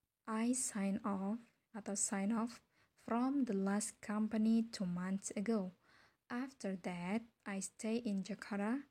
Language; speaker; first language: English; non-native, fluent; Indonesian